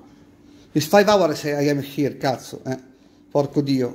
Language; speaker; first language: English; non-native, learner; Italian